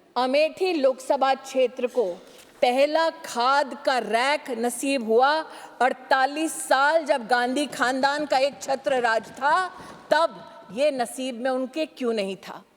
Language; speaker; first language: Hindi; native; Hindi